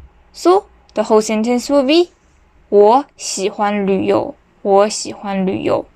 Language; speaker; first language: Chinese; non-native, fluent; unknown